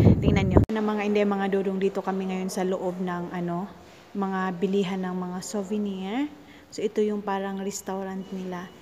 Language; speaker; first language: Filipino; native; Filipino